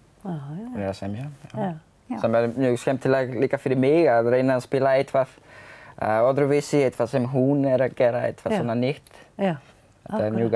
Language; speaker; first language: Icelandic; non-native, learner; Spanish